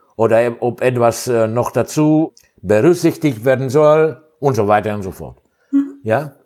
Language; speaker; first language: German; non-native, fluent; Greek